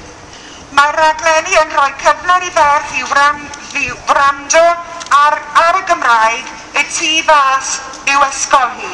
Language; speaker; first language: Welsh; non-native, local second language; English